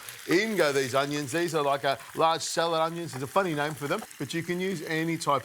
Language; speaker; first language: English; native; English